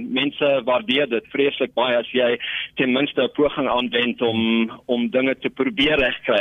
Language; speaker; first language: Afrikaans; non-native, local second language; English